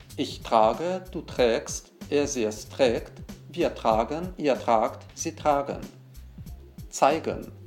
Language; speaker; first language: German; non-native, fluent; Russian